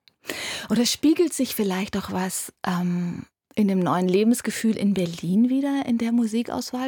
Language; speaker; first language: German; native; German